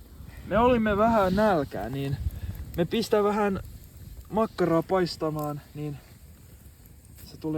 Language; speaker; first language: Finnish; non-native, local second language; Swedish